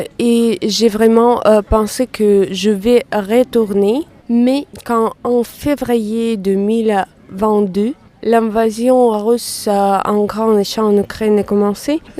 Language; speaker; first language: French; non-native, fluent; Russian